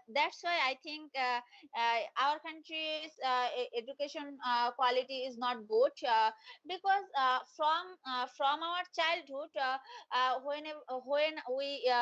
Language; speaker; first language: English; non-native, learner; Bangla